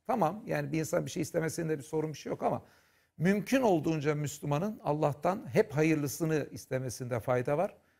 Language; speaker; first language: Turkish; native; Turkish